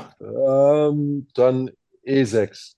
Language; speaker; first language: German; non-native, fluent; English